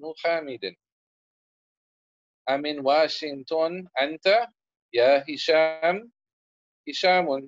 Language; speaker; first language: Arabic; non-native, fluent; English